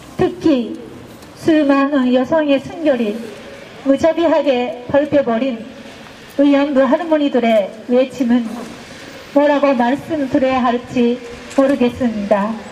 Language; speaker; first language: Korean; non-native, fluent; Japanese